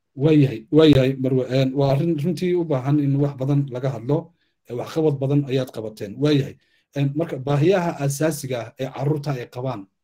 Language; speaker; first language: Somali; native; Somali